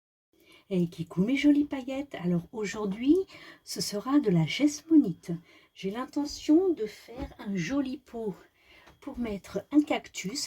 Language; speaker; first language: French; native; French